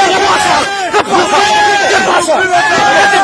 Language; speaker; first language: Spanish; native; Spanish